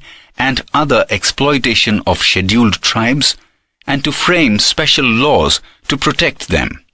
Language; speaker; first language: English; non-native, local second language; Gujarati